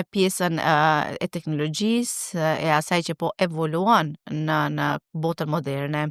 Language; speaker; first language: Albanian; native; Albanian